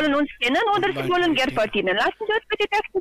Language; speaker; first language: German; non-native, learner; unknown